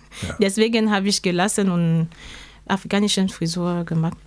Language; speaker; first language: German; non-native, learner; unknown